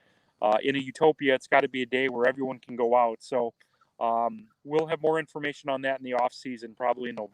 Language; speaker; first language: English; native; English